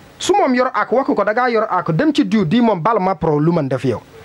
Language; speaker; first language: Wolof; non-native, learner; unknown